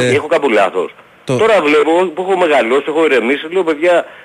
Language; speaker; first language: Greek; native; Greek